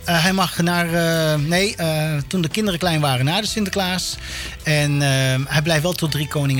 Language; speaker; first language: Dutch; native; Dutch